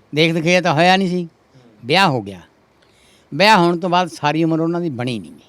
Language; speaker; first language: Punjabi; native; Punjabi